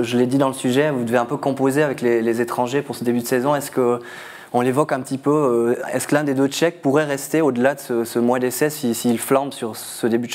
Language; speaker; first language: French; native; French